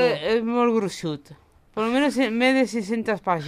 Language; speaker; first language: Catalan; non-native, local second language; Spanish